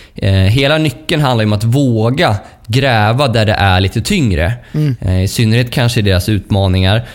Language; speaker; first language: Swedish; native; Swedish